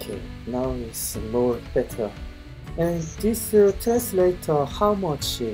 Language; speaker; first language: English; non-native, learner; Korean